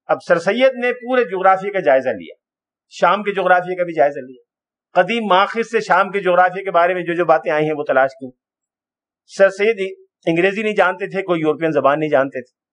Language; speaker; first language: Urdu; native; Urdu